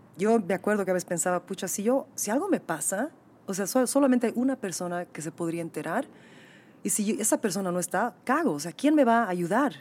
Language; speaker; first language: Spanish; native; Spanish